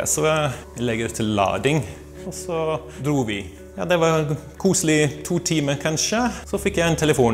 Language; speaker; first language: Norwegian; non-native, fluent; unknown